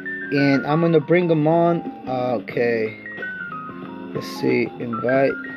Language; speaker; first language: English; early bilingual, other home language; Spanish